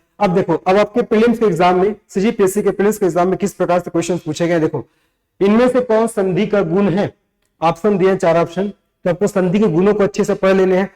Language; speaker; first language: Hindi; native; Hindi